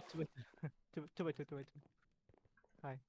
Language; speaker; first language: Japanese; non-native, learner; English